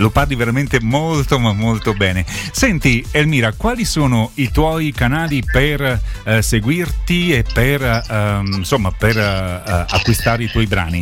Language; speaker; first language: Italian; native; Italian